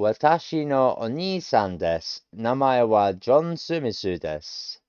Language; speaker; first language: Japanese; non-native, learner; English